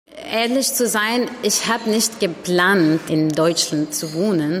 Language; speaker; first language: German; non-native, learner; Arabic